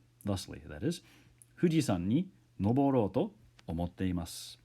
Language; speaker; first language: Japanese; non-native, fluent; English